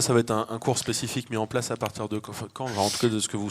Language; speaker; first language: French; native; French